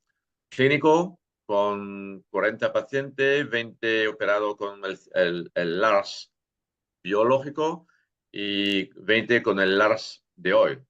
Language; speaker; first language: Spanish; non-native, fluent; French